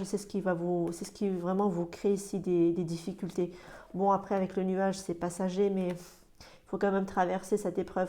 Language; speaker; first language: French; native; French